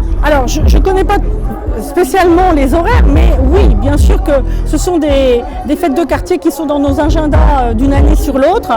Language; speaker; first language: French; native; French